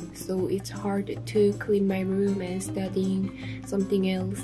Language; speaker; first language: English; non-native, learner; Korean